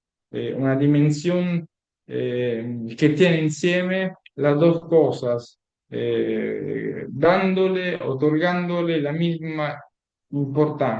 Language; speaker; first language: Spanish; non-native, learner; Italian